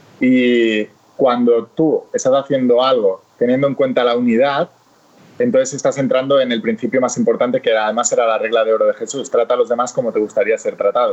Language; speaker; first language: Spanish; native; Spanish